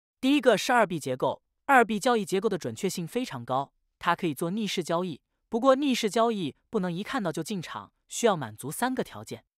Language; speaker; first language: Chinese; native; Chinese